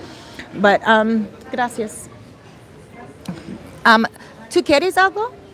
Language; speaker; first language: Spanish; non-native, learner; English